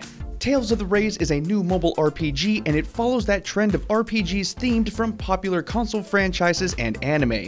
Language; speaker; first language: English; native; English